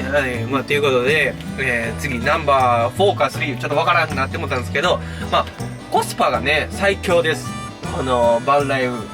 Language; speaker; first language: Japanese; native; Japanese